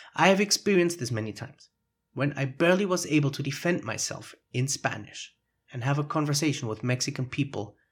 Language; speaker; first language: English; non-native, fluent; German